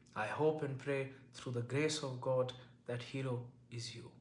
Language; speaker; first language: English; non-native, local second language; Hindi